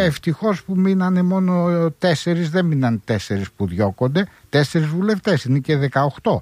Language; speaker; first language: Greek; native; Greek